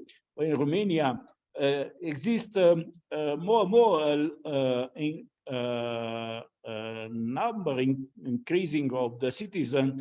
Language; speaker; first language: English; non-native, fluent; Romanian